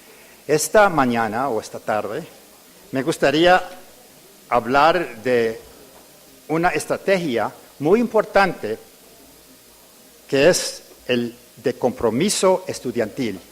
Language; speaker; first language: Spanish; early bilingual, heritage; English